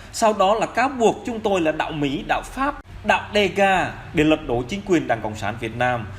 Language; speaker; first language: Vietnamese; non-native, local second language; Jarai